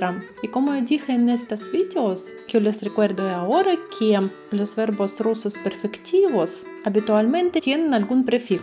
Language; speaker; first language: Spanish; non-native, fluent; Russian